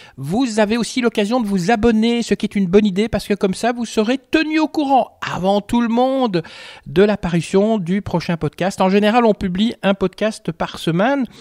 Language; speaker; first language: French; native; French